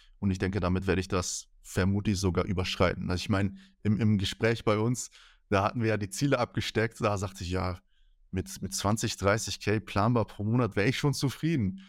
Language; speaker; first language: German; early bilingual, other home language; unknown